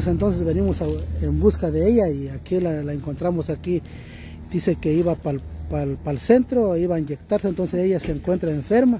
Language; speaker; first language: Spanish; native; Spanish